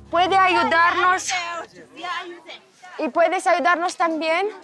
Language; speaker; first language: Spanish; non-native, learner; Romanian